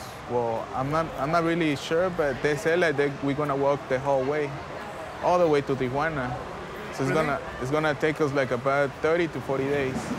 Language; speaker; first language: English; early bilingual, other home language; Spanish